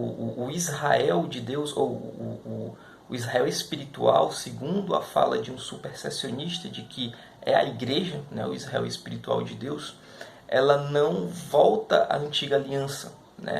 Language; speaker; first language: Portuguese; native; Portuguese